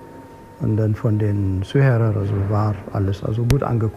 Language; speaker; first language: German; non-native, fluent; Amharic